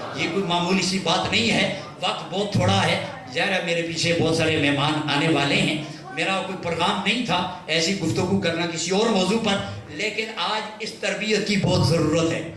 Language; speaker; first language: Urdu; non-native, local second language; Punjabi